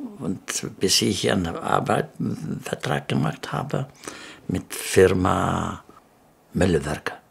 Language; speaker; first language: German; non-native, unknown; Greek